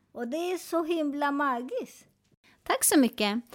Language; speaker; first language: Swedish; non-native, fluent; Spanish